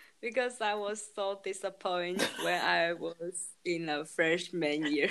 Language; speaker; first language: English; non-native, learner; Chinese